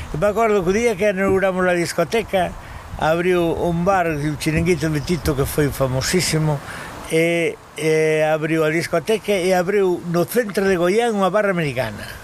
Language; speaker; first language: Galician; native; Galician